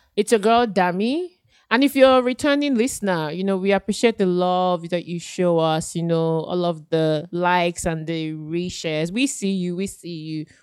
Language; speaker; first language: English; non-native, local second language; Yoruba